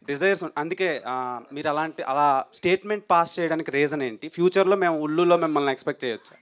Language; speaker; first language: Telugu; native; Telugu